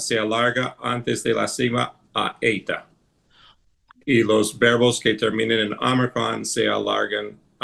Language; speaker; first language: Spanish; non-native, fluent; English